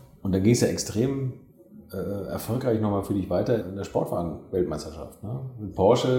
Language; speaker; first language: German; native; German